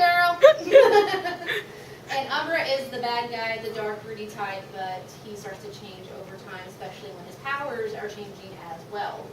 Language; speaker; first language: English; native; English